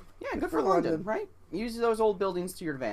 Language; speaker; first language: English; native; English